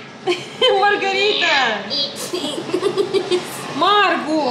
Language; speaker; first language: Russian; native; Russian